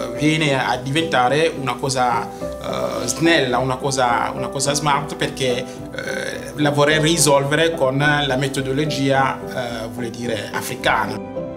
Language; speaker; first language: Italian; non-native, fluent; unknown